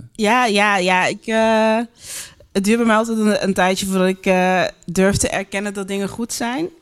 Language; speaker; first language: Dutch; native; Dutch